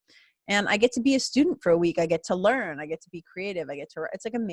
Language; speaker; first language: English; native; English